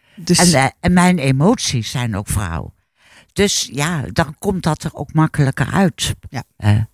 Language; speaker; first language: Dutch; native; Dutch